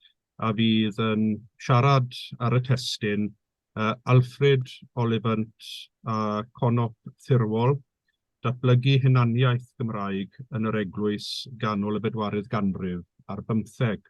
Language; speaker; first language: Welsh; native; Welsh